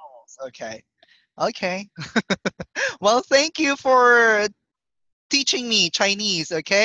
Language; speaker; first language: English; non-native, local second language; Filipino